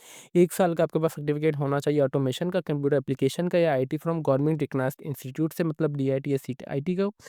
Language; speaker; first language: Hindi; non-native, local second language; Punjabi